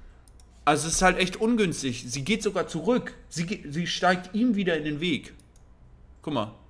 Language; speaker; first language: German; native; German